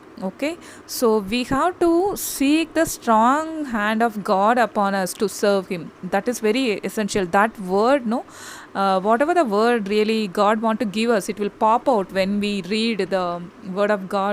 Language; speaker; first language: English; non-native, local second language; Tamil